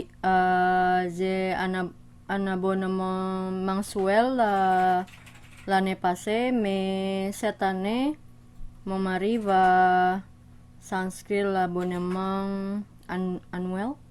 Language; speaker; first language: French; non-native, learner; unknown